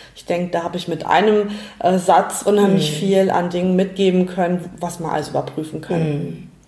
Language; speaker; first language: German; native; German